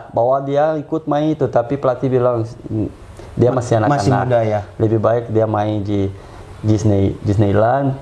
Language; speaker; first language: Indonesian; non-native, fluent; Portuguese